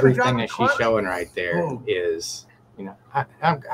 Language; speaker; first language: English; native; English